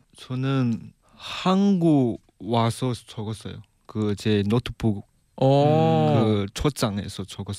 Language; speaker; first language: Korean; non-native, learner; Chinese